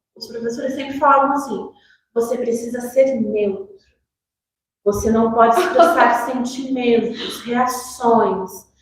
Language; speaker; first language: Portuguese; native; Portuguese